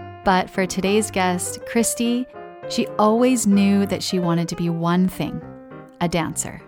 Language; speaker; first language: English; native; English